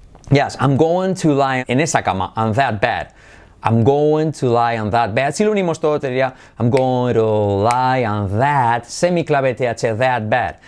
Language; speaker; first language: English; non-native, fluent; Spanish